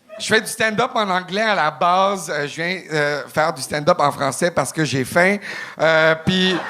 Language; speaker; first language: French; non-native, local second language; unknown